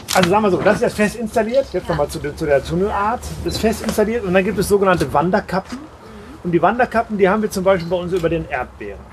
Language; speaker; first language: German; native; German